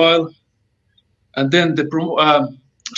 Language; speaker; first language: English; non-native, fluent; Finnish